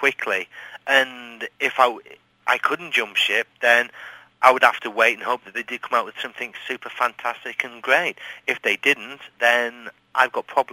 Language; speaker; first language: English; native; English